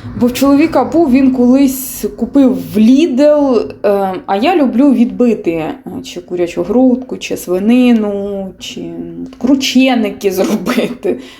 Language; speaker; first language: Ukrainian; non-native, local second language; Russian